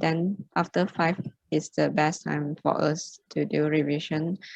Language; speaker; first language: English; non-native, local second language; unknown